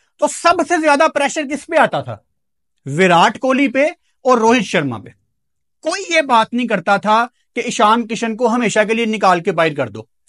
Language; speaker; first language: Urdu; non-native, local second language; Punjabi